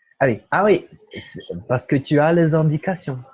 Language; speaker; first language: French; non-native, fluent; Portuguese